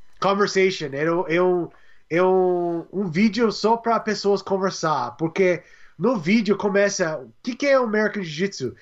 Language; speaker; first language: Portuguese; non-native, learner; English